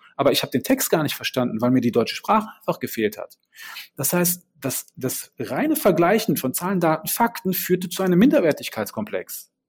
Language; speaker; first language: German; early bilingual, other home language; Bosnian